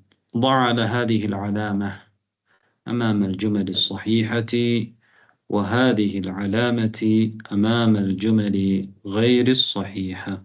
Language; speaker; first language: Arabic; non-native, fluent; Tamil